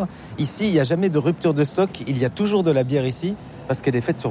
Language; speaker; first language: French; native; French